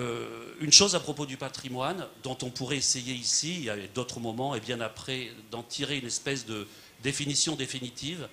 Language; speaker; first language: French; native; French